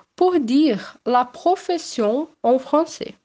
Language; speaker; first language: French; non-native, fluent; Portuguese